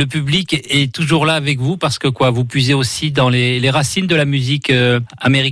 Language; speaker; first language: French; native; French